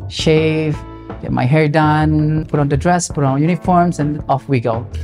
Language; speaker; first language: English; non-native, fluent; Malay